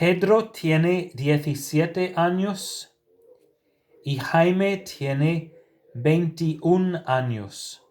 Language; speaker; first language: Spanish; non-native, fluent; English